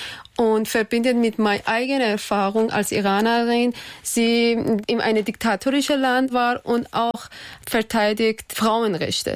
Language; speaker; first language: German; non-native, learner; Persian